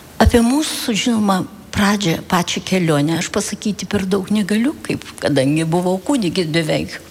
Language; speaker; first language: Lithuanian; early bilingual, heritage; Lithuanian